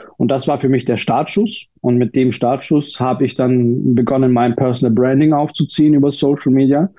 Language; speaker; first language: German; early bilingual, other home language; Turkish